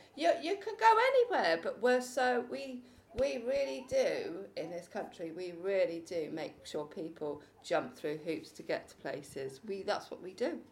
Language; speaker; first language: English; native; English